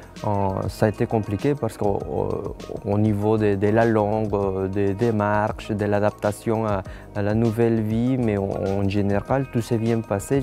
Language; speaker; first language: French; non-native, fluent; Spanish